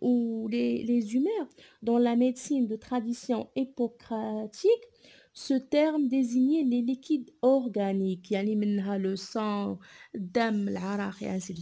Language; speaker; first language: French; non-native, local second language; Arabic